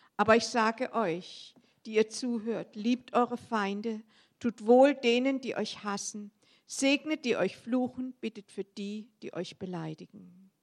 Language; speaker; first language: German; native; German